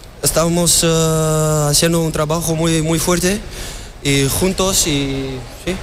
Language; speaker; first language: Spanish; non-native, learner; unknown